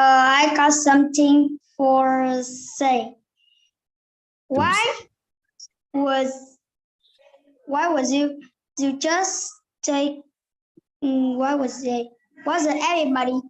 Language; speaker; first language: English; non-native, learner; Vietnamese